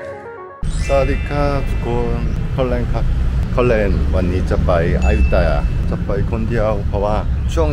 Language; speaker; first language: Thai; non-native, learner; Korean